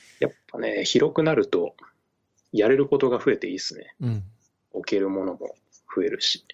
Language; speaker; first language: Japanese; native; Japanese